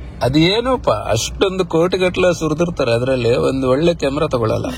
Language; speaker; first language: Kannada; native; Kannada